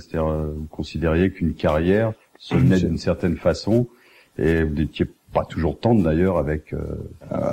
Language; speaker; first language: French; native; French